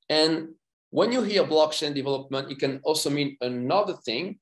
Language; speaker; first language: English; non-native, fluent; French